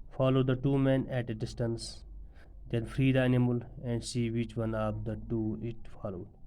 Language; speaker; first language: English; non-native, local second language; Urdu